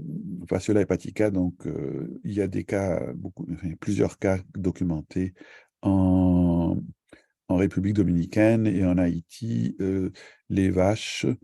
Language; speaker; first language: French; native; French